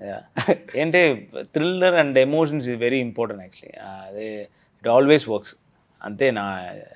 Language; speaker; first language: Telugu; non-native, learner; Tamil